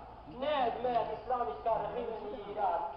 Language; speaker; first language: Swedish; non-native, fluent; Persian